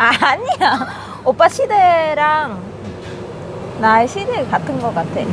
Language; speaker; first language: Korean; non-native, learner; Vietnamese